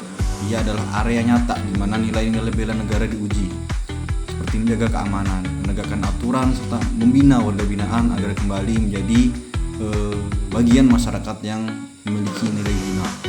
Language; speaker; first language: Indonesian; native; Indonesian